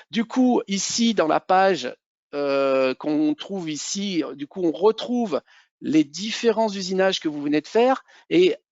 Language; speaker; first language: French; native; French